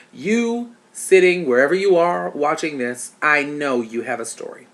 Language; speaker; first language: English; native; English